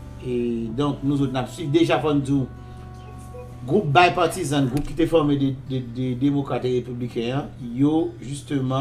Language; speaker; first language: Haitian Creole; native; Haitian Creole